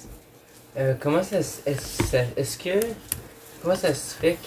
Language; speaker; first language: French; native; French